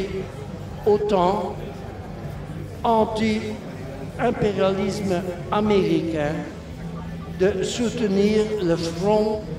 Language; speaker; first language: French; non-native, local second language; Dutch